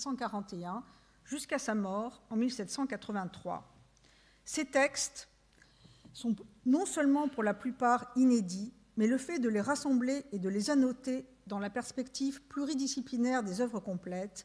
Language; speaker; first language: French; native; French